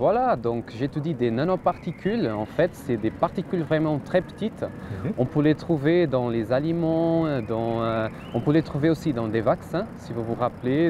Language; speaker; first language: French; non-native, fluent; Portuguese